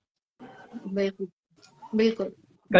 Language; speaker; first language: Hindi; native; Hindi